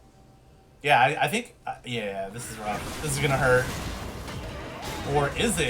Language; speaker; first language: English; native; English